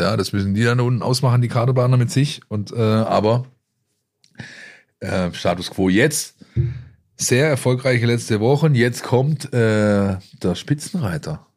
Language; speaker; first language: German; native; German